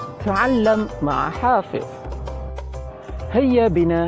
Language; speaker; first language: Arabic; non-native, fluent; Malay